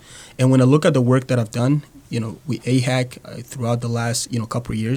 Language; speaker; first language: English; non-native, fluent; Rundi